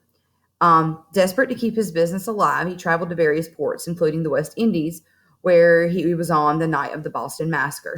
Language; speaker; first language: English; native; English